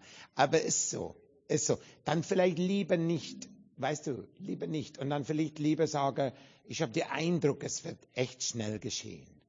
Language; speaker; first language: German; non-native, learner; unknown